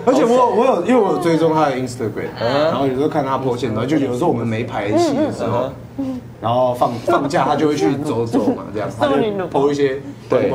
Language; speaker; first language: Chinese; native; Chinese